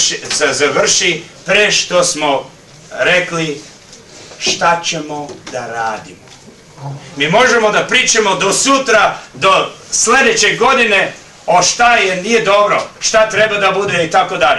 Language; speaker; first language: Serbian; early bilingual, heritage; Serbian